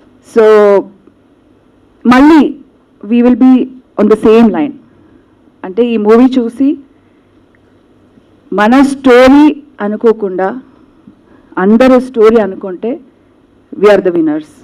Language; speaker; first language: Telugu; non-native, local second language; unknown